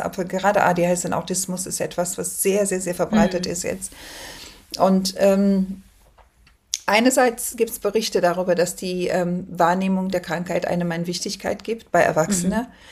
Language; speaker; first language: German; non-native, fluent; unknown